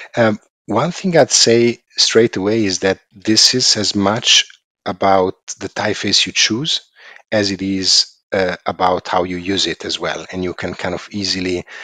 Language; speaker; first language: English; non-native, fluent; Italian